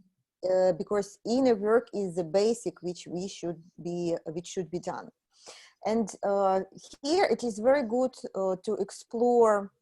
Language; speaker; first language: English; non-native, fluent; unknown